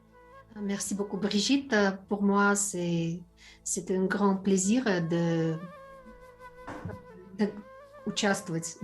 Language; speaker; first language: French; non-native, learner; Russian